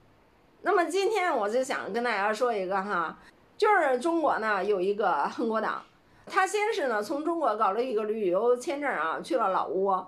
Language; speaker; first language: Chinese; native; Chinese